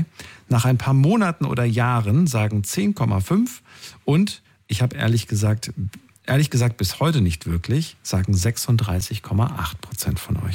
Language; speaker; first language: German; native; German